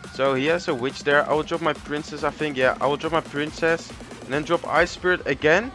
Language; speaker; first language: English; non-native, fluent; Dutch